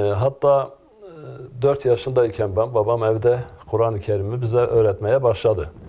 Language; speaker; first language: Turkish; non-native, local second language; Kurdish